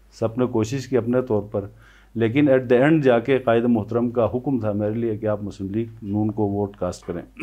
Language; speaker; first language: Urdu; non-native, local second language; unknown